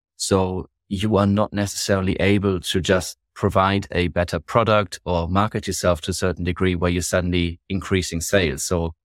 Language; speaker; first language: English; non-native, fluent; German